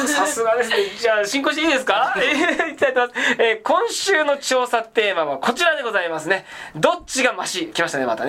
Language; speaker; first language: Japanese; native; Japanese